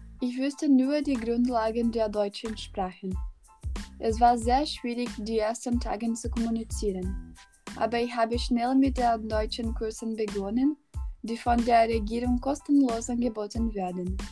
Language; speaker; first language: German; non-native, learner; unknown